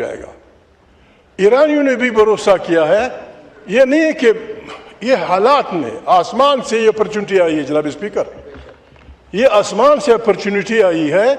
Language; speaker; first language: Urdu; non-native, local second language; Pashto